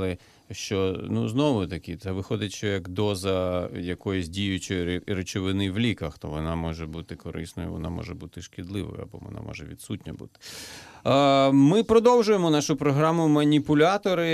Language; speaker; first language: Ukrainian; native; Ukrainian